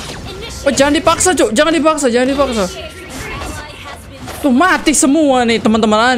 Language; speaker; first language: Indonesian; native; Indonesian